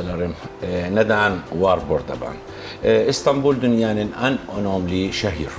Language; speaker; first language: Turkish; non-native, learner; Arabic